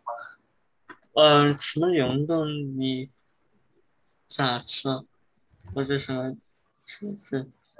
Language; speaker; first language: Chinese; early bilingual, heritage; English